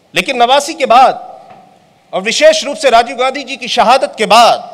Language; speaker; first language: Hindi; native; Hindi